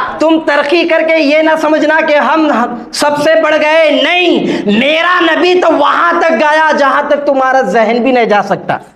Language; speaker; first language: Urdu; native; Urdu